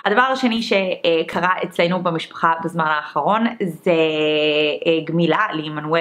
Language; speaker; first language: Hebrew; early bilingual, other home language; English